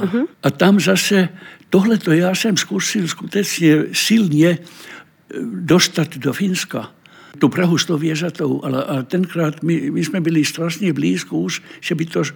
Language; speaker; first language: Czech; non-native, fluent; Finnish